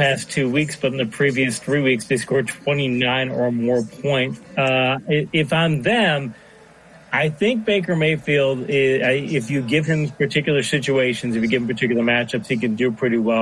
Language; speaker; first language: English; native; English